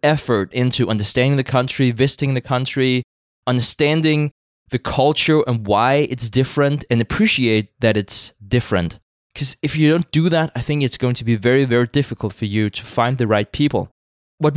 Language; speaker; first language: English; non-native, fluent; Danish